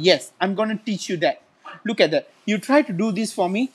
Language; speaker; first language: English; non-native, local second language; Malay